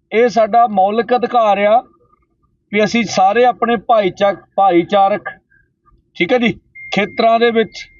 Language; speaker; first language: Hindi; non-native, local second language; Punjabi